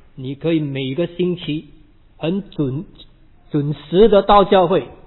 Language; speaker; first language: Chinese; non-native, learner; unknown